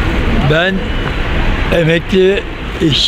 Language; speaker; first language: Turkish; native; Turkish